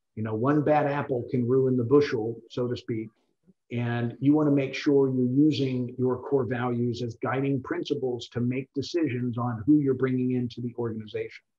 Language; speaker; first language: English; native; English